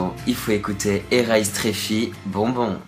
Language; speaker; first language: French; native; French